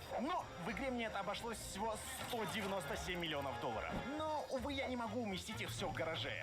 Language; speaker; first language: Russian; native; Russian